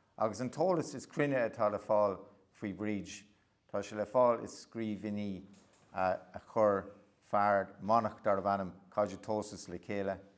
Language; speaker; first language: Irish; non-native, local second language; English